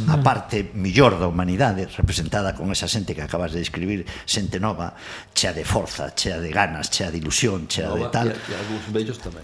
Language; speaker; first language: Galician; non-native, local second language; Spanish